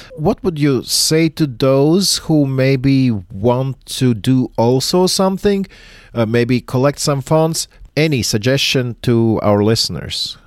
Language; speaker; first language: English; non-native, fluent; Latvian